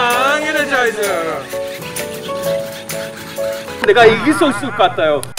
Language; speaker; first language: Korean; non-native, fluent; English